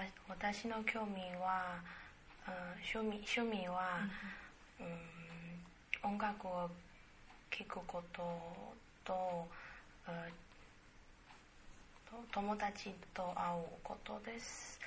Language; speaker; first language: Japanese; non-native, learner; Chinese